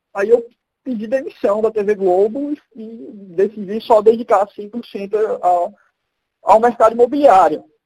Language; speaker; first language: Portuguese; native; Portuguese